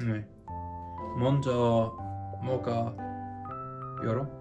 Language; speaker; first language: Korean; non-native, learner; Polish